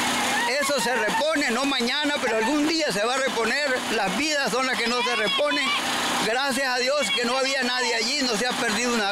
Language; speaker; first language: Spanish; native; Spanish